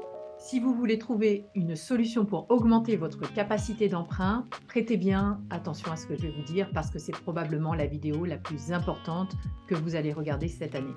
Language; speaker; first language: French; native; French